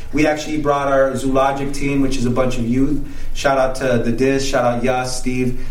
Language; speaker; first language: English; early bilingual, other home language; Spanish